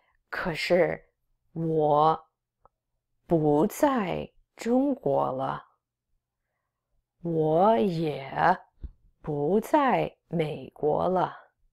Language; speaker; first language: Chinese; non-native, fluent; English